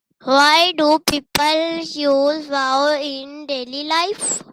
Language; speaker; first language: English; non-native, learner; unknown